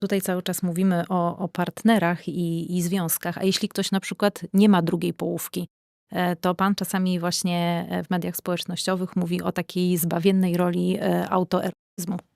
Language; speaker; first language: Polish; native; Polish